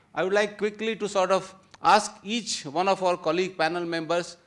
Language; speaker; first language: English; non-native, local second language; Marathi